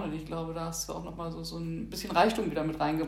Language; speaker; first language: German; native; German